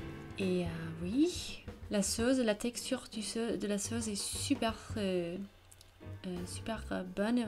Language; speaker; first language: French; non-native, fluent; Danish